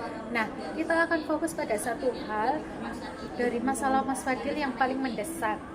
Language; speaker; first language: Indonesian; native; Indonesian